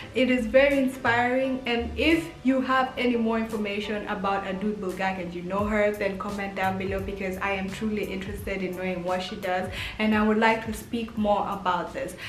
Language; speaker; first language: English; early bilingual, heritage; English